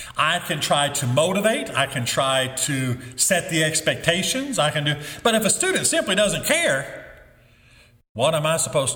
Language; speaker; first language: English; native; English